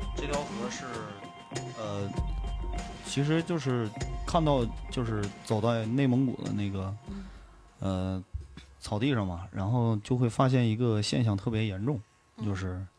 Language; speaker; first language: Chinese; native; Chinese